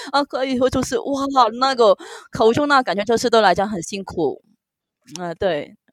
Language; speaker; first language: Chinese; non-native, local second language; Cantonese